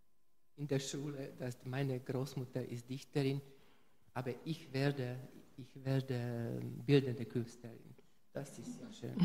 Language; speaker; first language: German; non-native, fluent; Hungarian